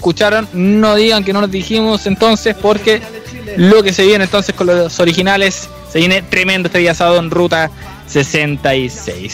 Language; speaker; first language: Spanish; native; Spanish